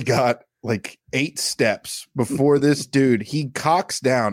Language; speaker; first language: English; native; English